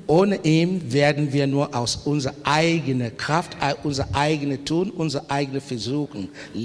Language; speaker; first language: German; non-native, learner; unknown